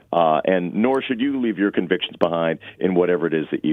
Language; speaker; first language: English; native; English